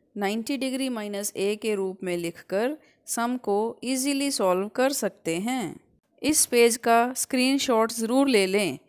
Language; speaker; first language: Hindi; non-native, local second language; Punjabi